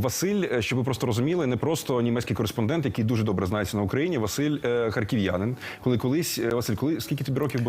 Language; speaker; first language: Ukrainian; native; Ukrainian